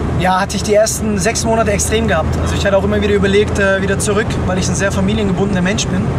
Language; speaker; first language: German; early bilingual, other home language; Turkish